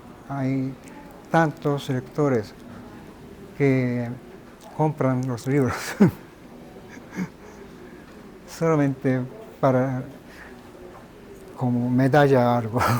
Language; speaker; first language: Spanish; non-native, fluent; Japanese